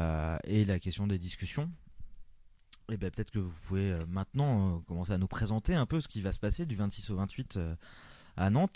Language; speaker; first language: French; native; French